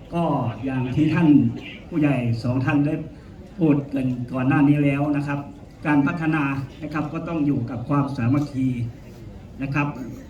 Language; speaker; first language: Thai; native; Thai